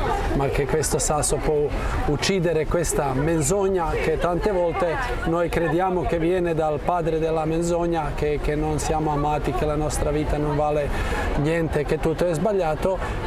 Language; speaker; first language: Italian; non-native, fluent; Croatian